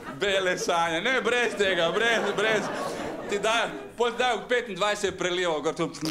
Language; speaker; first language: Slovenian; early bilingual, other home language; Serbian